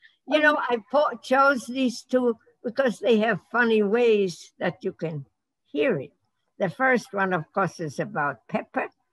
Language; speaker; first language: English; non-native, fluent; Polish